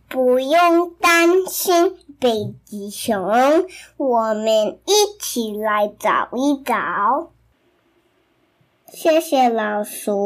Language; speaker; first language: Chinese; early bilingual, heritage; Chinese